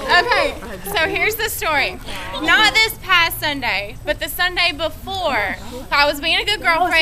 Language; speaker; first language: English; native; English